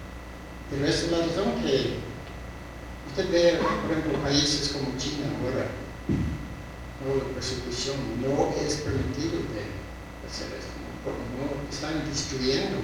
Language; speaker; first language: Spanish; non-native, fluent; English